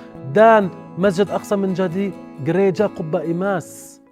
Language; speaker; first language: Indonesian; non-native, learner; Arabic